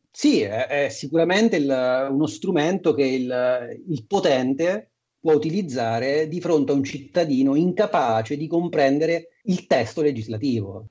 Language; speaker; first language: Italian; native; Italian